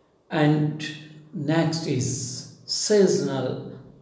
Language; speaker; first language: English; non-native, local second language; Hindi